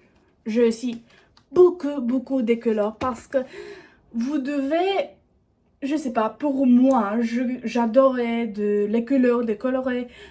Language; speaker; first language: French; non-native, learner; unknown